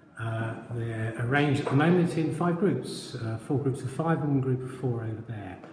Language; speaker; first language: English; native; English